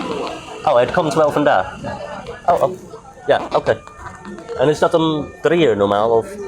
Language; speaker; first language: Dutch; non-native, learner; English